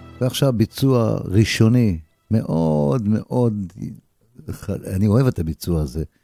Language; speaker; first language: Hebrew; native; Hebrew